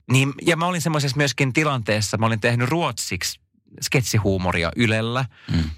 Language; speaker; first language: Finnish; non-native, local second language; Swedish